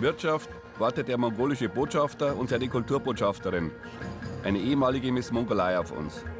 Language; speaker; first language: German; native; German